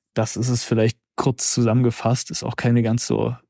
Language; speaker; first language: German; native; German